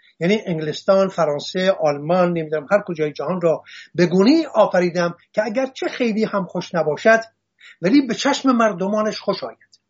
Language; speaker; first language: Persian; non-native, local second language; Assyrian Neo-Aramaic